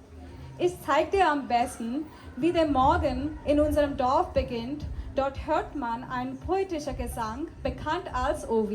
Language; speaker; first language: German; non-native, fluent; Marathi